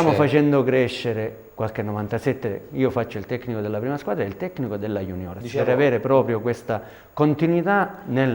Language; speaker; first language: Italian; native; Italian